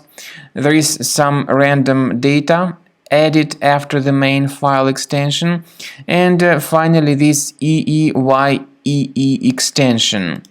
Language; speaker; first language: English; non-native, fluent; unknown